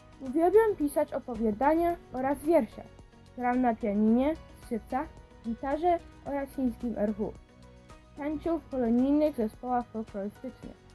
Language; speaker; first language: Polish; early bilingual, heritage; Polish